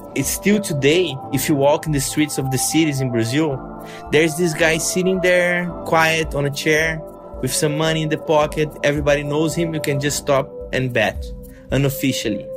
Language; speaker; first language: English; non-native, fluent; Portuguese